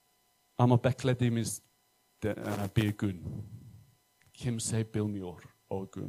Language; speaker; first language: Turkish; non-native, fluent; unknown